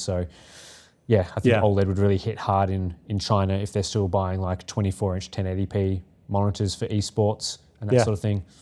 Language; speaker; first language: English; native; English